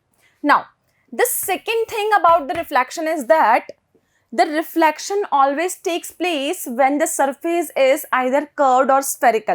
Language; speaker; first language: English; non-native, local second language; Hindi